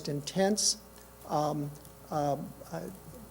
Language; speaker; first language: English; native; English